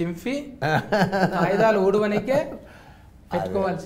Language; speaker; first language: Telugu; native; Telugu